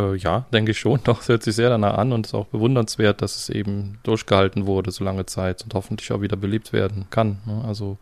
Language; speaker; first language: German; native; German